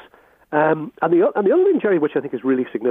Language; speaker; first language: English; native; English